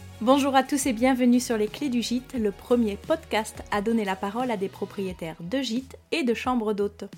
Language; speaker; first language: French; native; French